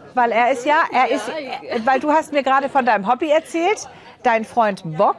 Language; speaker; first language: German; native; German